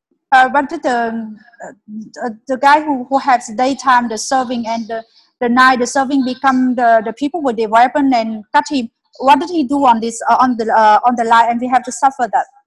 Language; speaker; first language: English; non-native, learner; Vietnamese